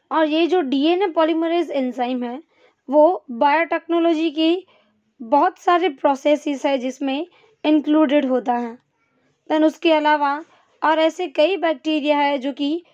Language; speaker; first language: Hindi; non-native, local second language; Gujarati